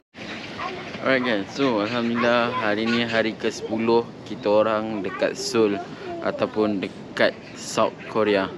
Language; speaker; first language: Malay; native; Malay